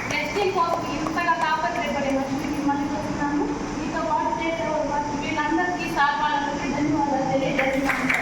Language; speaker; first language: Telugu; non-native, local second language; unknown